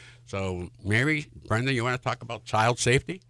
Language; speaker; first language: English; native; English